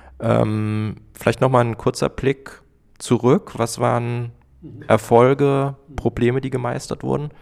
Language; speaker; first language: German; native; German